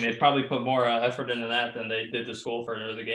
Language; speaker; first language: English; native; English